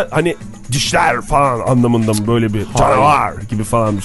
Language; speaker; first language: Turkish; native; Turkish